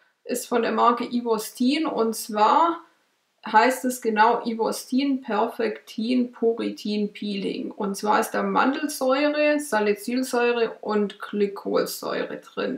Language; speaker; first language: German; native; German